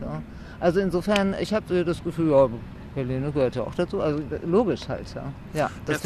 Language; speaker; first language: German; native; German